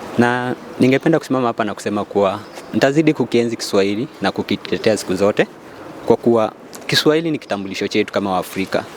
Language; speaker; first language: Swahili; non-native, local second language; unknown